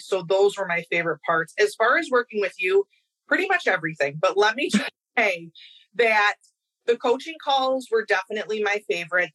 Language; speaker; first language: English; native; English